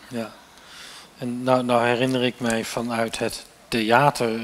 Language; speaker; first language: Dutch; native; Dutch